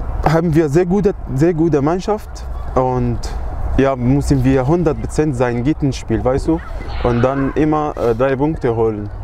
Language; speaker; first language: German; non-native, learner; Arabic